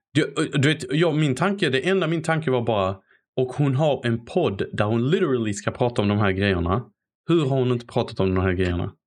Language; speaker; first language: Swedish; early bilingual, other home language; Arabic